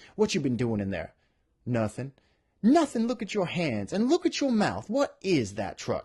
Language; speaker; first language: English; native; English